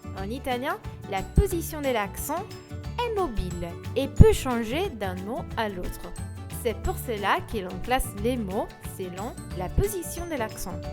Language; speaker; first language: French; non-native, fluent; Italian